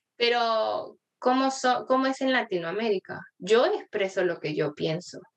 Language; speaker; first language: Spanish; early bilingual, other home language; Korean